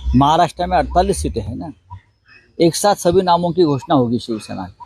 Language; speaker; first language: Hindi; non-native, local second language; Marathi